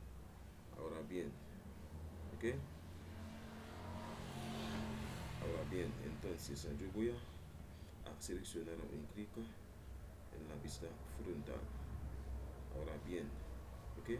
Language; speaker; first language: Spanish; non-native, learner; Haitian Creole